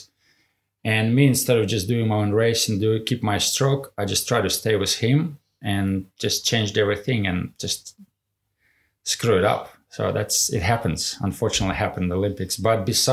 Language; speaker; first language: English; non-native, fluent; Latvian